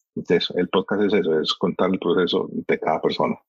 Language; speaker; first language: Spanish; early bilingual, heritage; Spanish